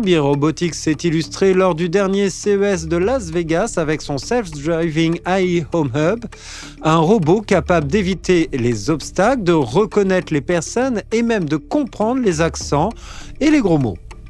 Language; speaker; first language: French; native; French